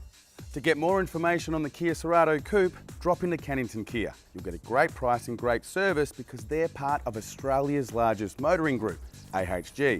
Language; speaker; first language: English; native; English